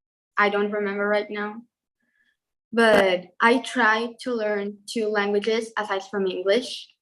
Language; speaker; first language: English; non-native, fluent; Spanish